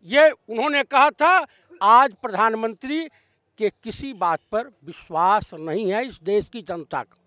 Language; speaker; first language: Hindi; native; Hindi